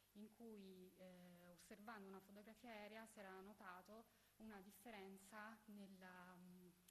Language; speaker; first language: Italian; native; Italian